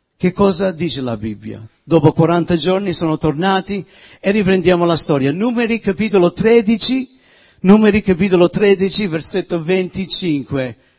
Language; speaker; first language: Italian; early bilingual, heritage; Italian